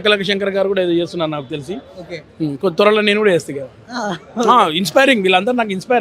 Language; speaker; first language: Telugu; native; Telugu